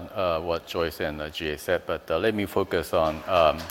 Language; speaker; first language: English; non-native, fluent; Japanese